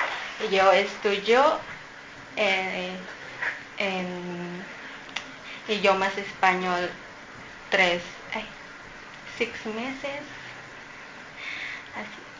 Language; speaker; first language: Spanish; non-native, learner; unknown